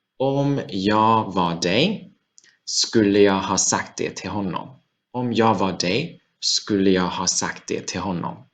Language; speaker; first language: Swedish; non-native, fluent; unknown